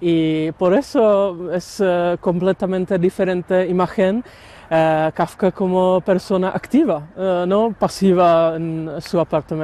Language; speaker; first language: Spanish; non-native, learner; Czech